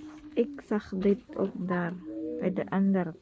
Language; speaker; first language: Dutch; non-native, learner; Filipino